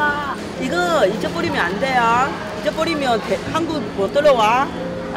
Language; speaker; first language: Korean; non-native, learner; Chinese